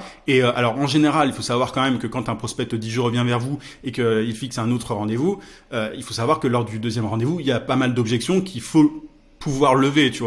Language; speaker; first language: French; native; French